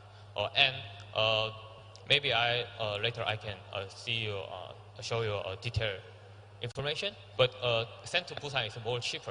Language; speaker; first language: English; non-native, learner; Korean